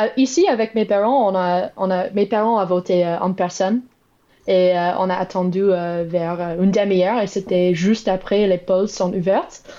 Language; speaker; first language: French; non-native, learner; English